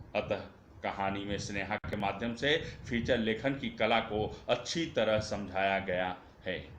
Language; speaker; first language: Hindi; non-native, local second language; Marathi